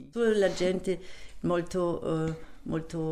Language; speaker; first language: Italian; non-native, fluent; German